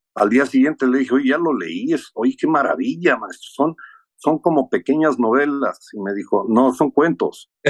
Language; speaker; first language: Spanish; early bilingual, heritage; Spanish